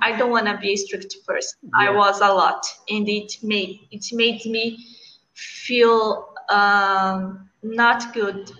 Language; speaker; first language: English; non-native, learner; Portuguese